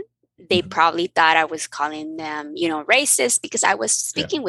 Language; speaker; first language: English; early bilingual, other home language; Spanish